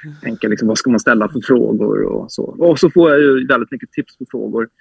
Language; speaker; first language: Swedish; native; Swedish